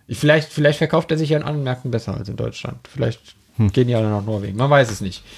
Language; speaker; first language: German; native; German